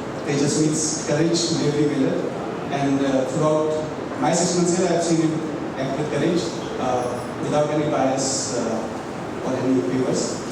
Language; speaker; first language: English; non-native, local second language; Telugu